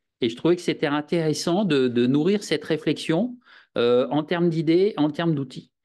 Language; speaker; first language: French; native; French